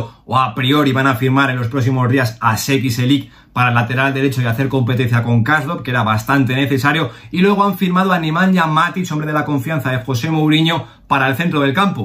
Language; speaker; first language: Spanish; native; Spanish